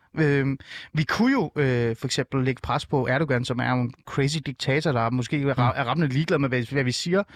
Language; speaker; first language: Danish; early bilingual, other home language; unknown